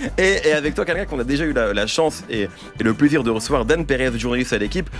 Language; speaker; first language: French; native; French